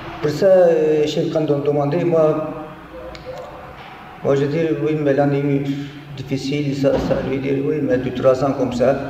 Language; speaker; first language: French; non-native, learner; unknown